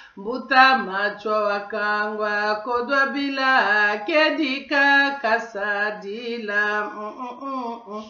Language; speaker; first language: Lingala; non-native, local second language; Kongo